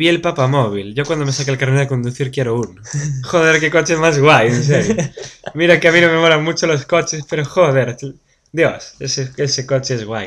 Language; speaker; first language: Spanish; native; Spanish